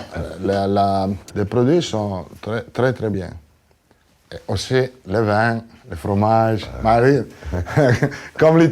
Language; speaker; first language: French; non-native, learner; Italian